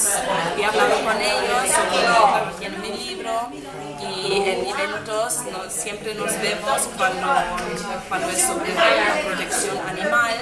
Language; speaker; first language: Spanish; non-native, fluent; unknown